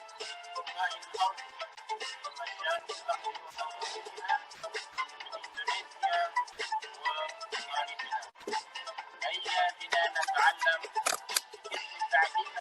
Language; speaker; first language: Arabic; non-native, learner; Indonesian